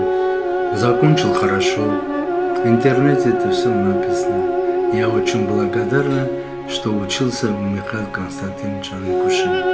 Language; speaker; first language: Russian; non-native, local second language; Armenian